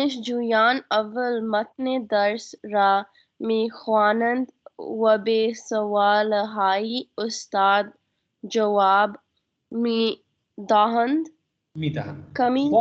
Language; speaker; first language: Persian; non-native, learner; Urdu